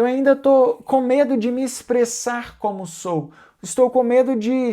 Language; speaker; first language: Portuguese; native; Portuguese